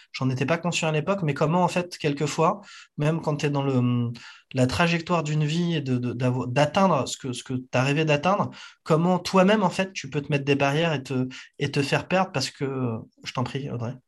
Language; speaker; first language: French; native; French